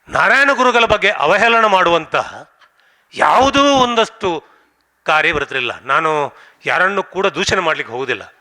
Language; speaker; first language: Kannada; non-native, local second language; Tulu